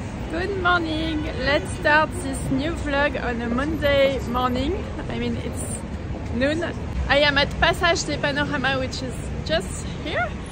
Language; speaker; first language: English; non-native, fluent; French